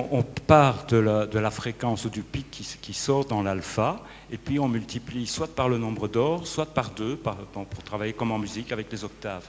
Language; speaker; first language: French; native; French